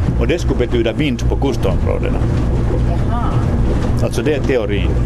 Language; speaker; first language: Swedish; non-native, local second language; Finnish